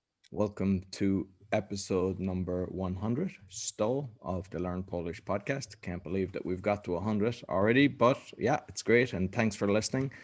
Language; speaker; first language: English; native; English